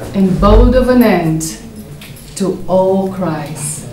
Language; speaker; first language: English; non-native, fluent; Bulgarian